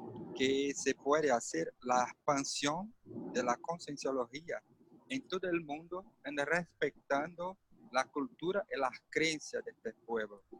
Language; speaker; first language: Spanish; non-native, learner; Portuguese